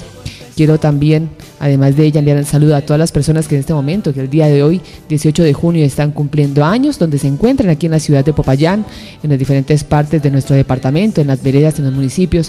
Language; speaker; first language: Spanish; native; Spanish